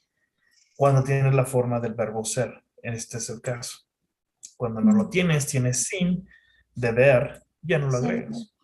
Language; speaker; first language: Spanish; non-native, fluent; English